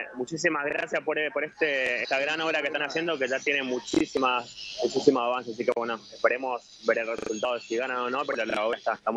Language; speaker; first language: Spanish; native; Spanish